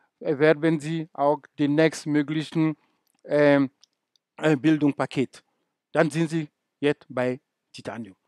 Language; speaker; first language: German; non-native, fluent; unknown